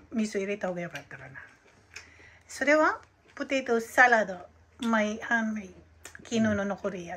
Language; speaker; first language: Japanese; non-native, fluent; Filipino